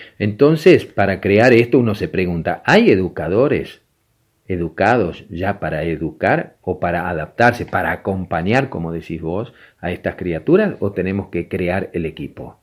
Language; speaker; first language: Spanish; native; Spanish